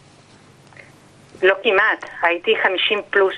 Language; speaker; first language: Hebrew; non-native, fluent; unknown